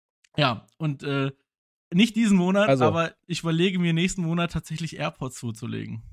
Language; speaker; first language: German; native; German